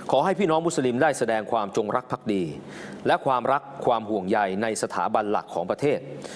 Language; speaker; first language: Thai; native; Thai